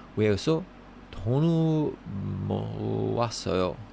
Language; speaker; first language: Korean; non-native, learner; English